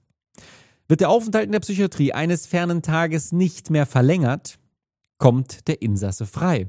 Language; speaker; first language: German; native; German